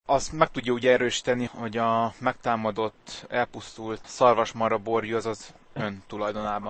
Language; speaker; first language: Hungarian; native; Hungarian